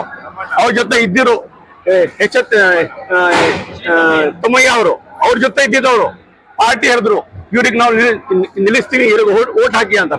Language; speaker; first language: Kannada; non-native, local second language; Urdu